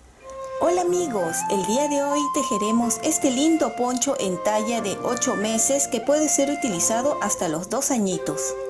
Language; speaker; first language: Spanish; native; Spanish